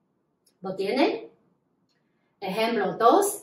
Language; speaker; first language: Spanish; non-native, fluent; Chinese